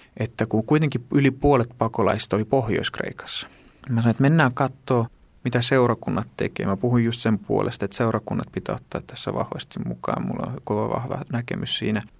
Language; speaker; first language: Finnish; early bilingual, heritage; Greek